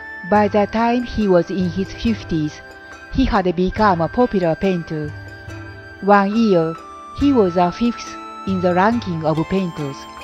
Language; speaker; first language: English; non-native, fluent; Japanese